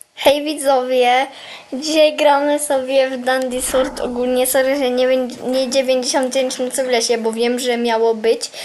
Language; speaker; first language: Polish; native; Polish